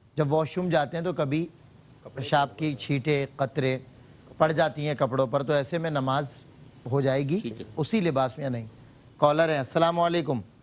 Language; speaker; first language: Urdu; native; Urdu